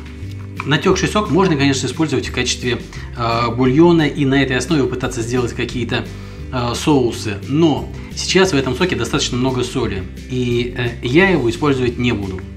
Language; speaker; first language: Russian; native; Russian